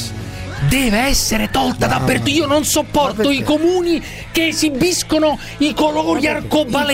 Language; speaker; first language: Italian; native; Italian